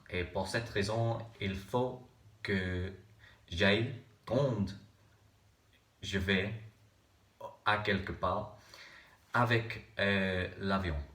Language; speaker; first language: French; non-native, learner; English